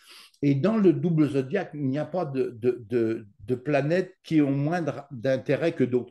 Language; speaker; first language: French; native; French